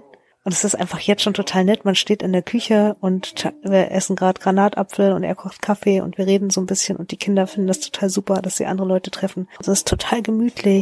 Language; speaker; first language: German; native; German